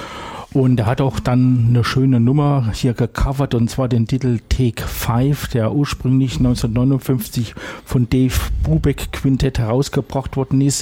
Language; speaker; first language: German; native; German